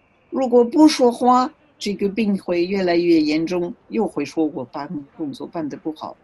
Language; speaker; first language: Chinese; non-native, fluent; French